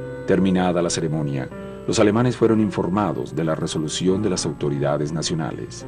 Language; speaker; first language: Spanish; native; Spanish